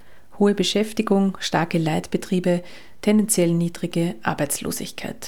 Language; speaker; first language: German; native; German